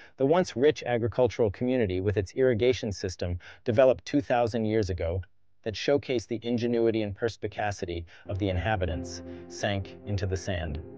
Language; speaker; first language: English; native; English